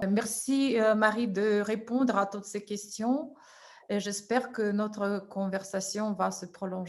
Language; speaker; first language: French; non-native, fluent; Russian